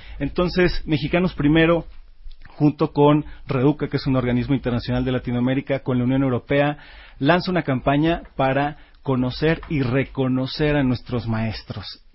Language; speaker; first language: Spanish; native; Spanish